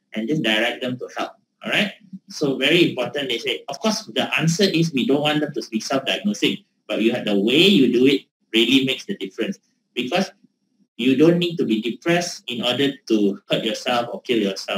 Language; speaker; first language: English; non-native, local second language; Malay